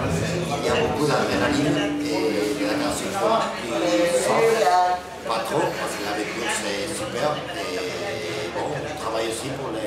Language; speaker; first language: French; non-native, learner; Catalan